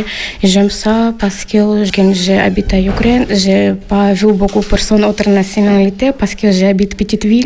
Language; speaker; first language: French; non-native, learner; Ukrainian